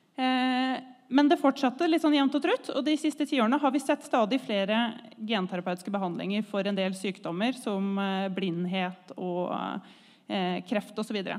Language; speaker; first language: Norwegian; native; Norwegian